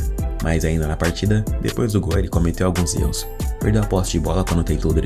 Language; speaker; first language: Portuguese; native; Portuguese